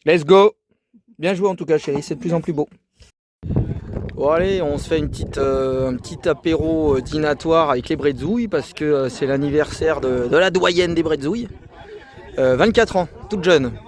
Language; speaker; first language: French; native; French